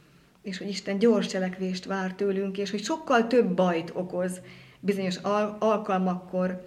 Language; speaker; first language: Hungarian; native; Hungarian